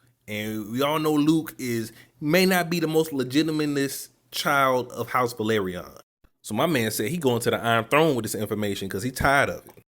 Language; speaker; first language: English; native; English